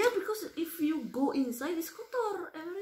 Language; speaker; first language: English; non-native, learner; Indonesian